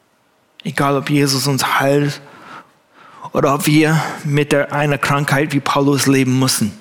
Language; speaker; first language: German; non-native, fluent; English